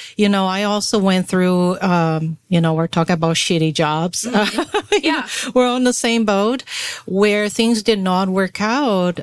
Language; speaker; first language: English; non-native, fluent; Portuguese